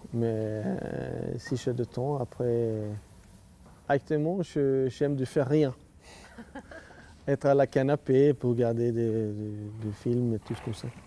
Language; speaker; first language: French; non-native, learner; Swedish